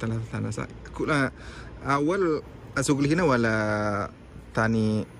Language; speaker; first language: Arabic; non-native, learner; Indonesian